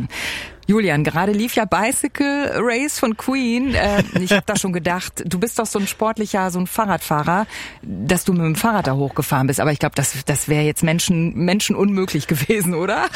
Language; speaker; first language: German; native; German